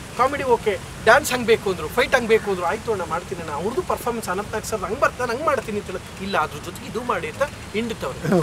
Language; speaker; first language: Kannada; native; Kannada